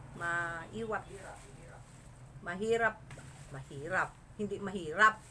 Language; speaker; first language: Filipino; non-native, local second language; Masbatenyo